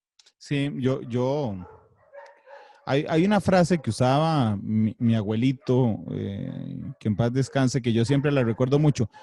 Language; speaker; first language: Spanish; native; Spanish